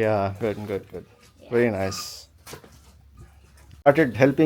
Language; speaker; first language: English; non-native, local second language; Urdu